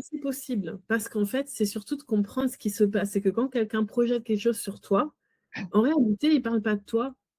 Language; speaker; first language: French; native; French